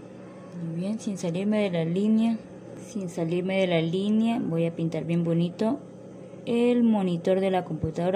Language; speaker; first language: Spanish; native; Spanish